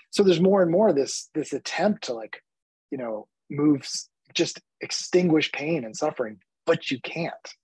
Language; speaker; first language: English; early bilingual, other home language; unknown